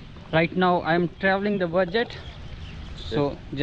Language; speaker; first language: English; non-native, learner; Hindi